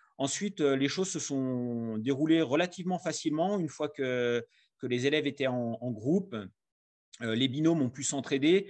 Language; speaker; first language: French; native; French